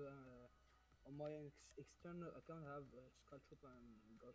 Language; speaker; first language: English; non-native, learner; Arabic